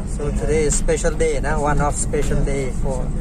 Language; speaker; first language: English; non-native, learner; Thai